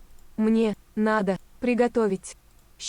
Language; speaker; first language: Russian; non-native, learner; English